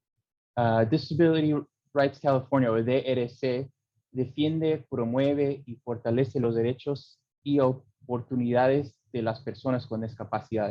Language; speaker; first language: Spanish; early bilingual, heritage; English